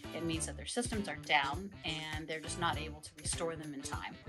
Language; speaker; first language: English; native; English